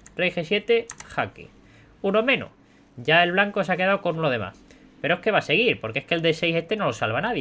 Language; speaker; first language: Spanish; native; Spanish